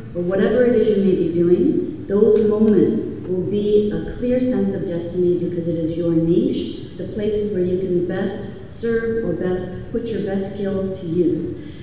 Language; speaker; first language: English; early bilingual, other home language; Korean